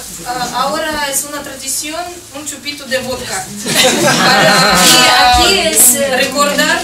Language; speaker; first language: Spanish; non-native, fluent; Russian